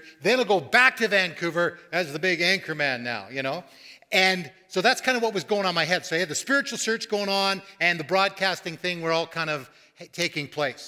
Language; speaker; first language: English; native; English